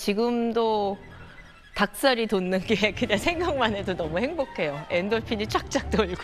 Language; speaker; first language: Korean; native; Korean